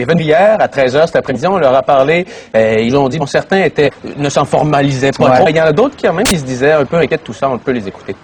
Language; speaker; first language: French; native; French